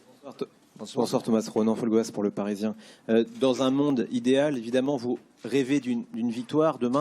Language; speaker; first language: French; native; French